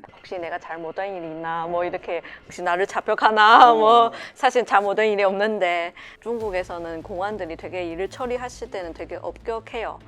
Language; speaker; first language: Korean; non-native, fluent; Chinese